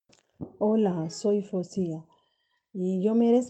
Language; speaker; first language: Spanish; non-native, learner; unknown